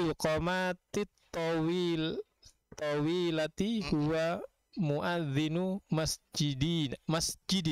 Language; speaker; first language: Arabic; non-native, learner; Indonesian